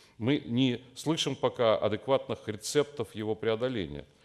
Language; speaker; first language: Russian; native; Russian